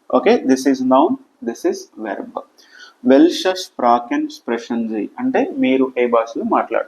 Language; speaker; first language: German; non-native, fluent; Telugu